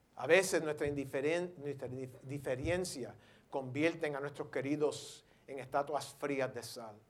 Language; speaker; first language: Spanish; early bilingual, heritage; Spanish